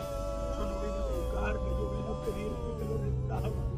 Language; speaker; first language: Spanish; native; Spanish